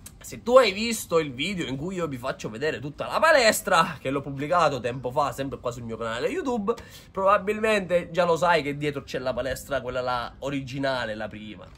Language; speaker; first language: Italian; non-native, local second language; Sicilian